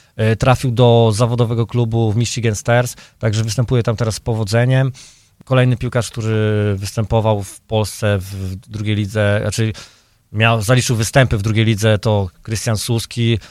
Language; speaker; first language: Polish; native; Polish